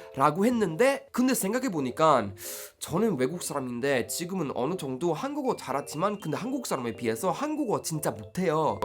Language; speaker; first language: Korean; non-native, fluent; Swedish